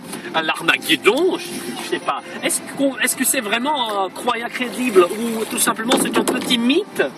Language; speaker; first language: French; non-native, fluent; Russian